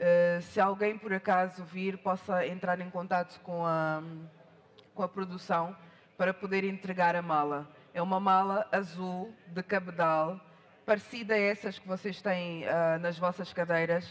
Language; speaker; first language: Portuguese; native; Portuguese